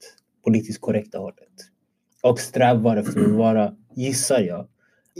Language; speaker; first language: Swedish; early bilingual, other home language; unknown